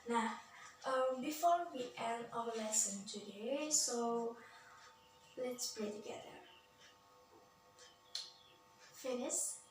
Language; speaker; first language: English; non-native, learner; Indonesian